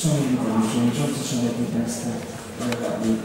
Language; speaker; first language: Polish; native; Polish